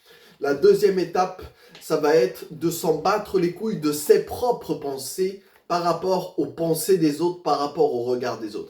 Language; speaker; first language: French; native; French